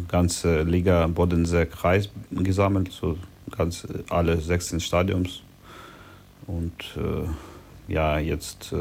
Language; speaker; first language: German; non-native, learner; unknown